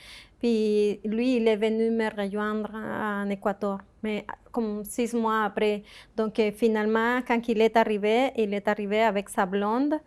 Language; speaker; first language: French; non-native, fluent; Spanish